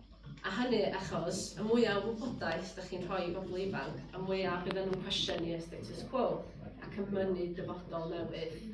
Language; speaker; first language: Welsh; native; Welsh